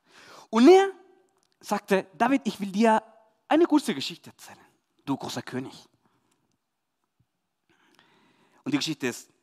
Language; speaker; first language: German; non-native, learner; Spanish